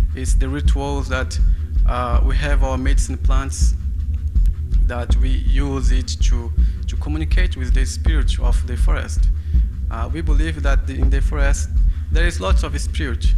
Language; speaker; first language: English; non-native, fluent; Portuguese